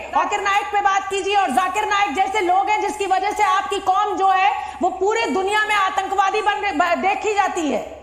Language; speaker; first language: Hindi; native; Hindi